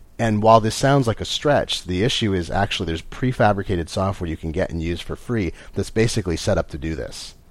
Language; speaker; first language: English; native; English